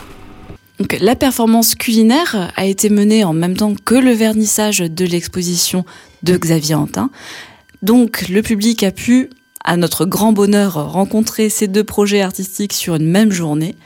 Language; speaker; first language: French; native; French